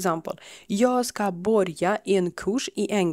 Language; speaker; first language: Swedish; non-native, fluent; Ukrainian